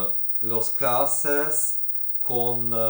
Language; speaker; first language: Spanish; non-native, learner; Ukrainian